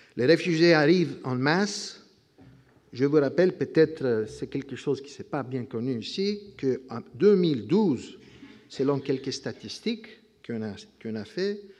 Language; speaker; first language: French; non-native, fluent; Greek